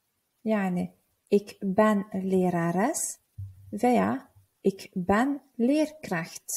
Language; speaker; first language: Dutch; non-native, fluent; Turkish